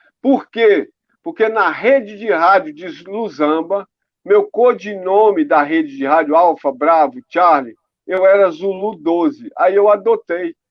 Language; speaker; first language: Portuguese; native; Portuguese